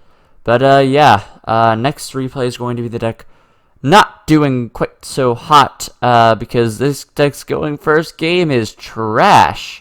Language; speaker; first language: English; native; English